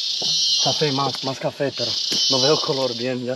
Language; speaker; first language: Spanish; non-native, learner; English